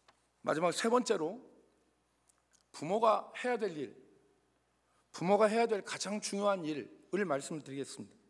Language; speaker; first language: Korean; native; Korean